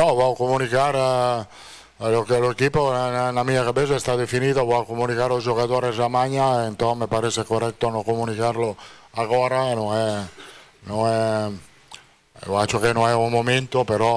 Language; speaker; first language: Portuguese; non-native, fluent; Italian